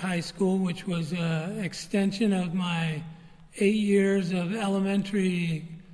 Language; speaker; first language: English; native; English